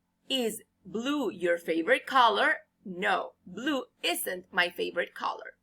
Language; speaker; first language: English; non-native, fluent; Spanish